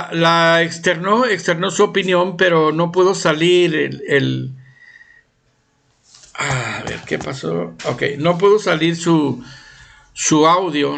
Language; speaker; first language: Spanish; native; Spanish